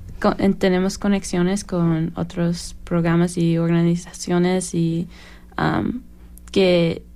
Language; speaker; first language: Spanish; non-native, learner; English